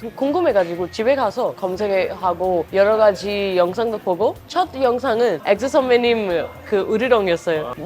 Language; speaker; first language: Korean; non-native, fluent; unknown